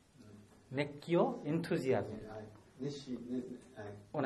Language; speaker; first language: Japanese; non-native, learner; Bangla